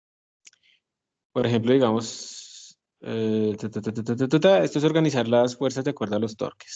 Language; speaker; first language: Spanish; native; Spanish